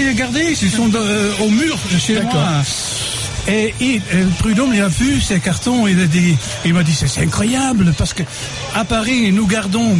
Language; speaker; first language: French; non-native, fluent; Dutch